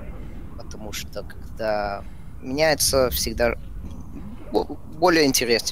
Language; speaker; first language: Russian; early bilingual, heritage; Russian